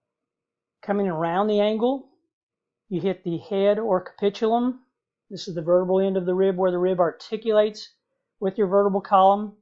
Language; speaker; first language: English; native; English